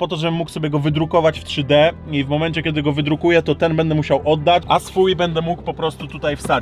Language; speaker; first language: Polish; native; Polish